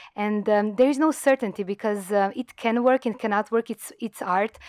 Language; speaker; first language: English; non-native, fluent; Croatian